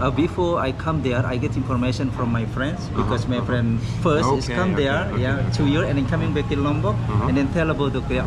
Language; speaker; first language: English; non-native, learner; Indonesian